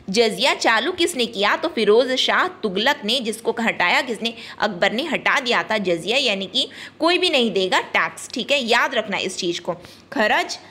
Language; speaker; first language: Hindi; native; Hindi